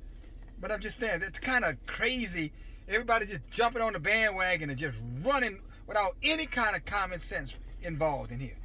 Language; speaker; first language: English; native; English